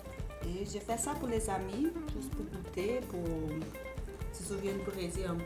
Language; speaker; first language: French; non-native, learner; Portuguese